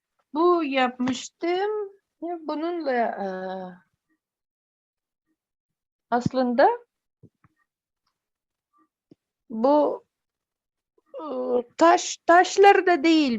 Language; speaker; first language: Turkish; non-native, fluent; Yakut